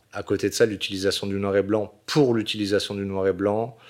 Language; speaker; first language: French; native; French